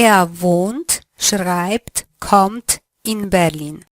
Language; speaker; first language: German; non-native, fluent; Polish